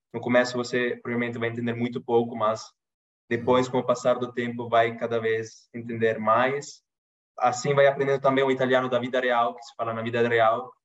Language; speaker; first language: Portuguese; non-native, fluent; Italian